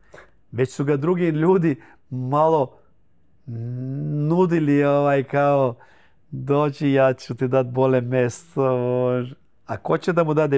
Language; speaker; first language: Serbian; early bilingual, heritage; Croatian